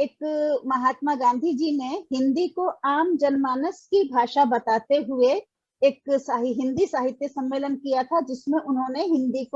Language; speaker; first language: Hindi; native; Hindi